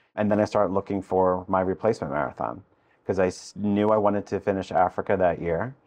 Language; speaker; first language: English; native; English